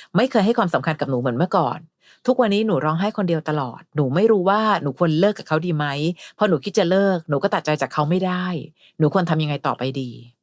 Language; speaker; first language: Thai; native; Thai